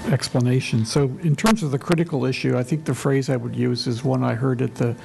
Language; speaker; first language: English; native; English